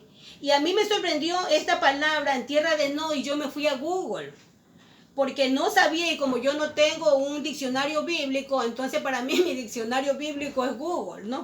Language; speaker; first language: Spanish; native; Spanish